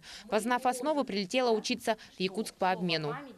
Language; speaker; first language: Russian; native; Russian